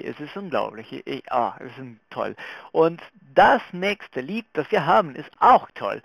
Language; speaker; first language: German; non-native, fluent; Spanish